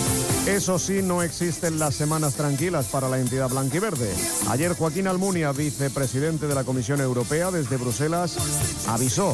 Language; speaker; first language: Spanish; native; Spanish